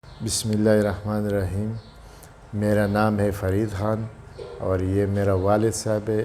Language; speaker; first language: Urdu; non-native, local second language; Pashto